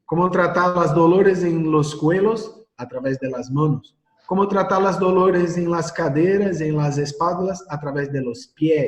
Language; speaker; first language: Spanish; non-native, learner; Portuguese